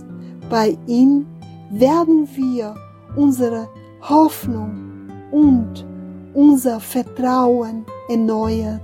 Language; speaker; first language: German; non-native, fluent; Portuguese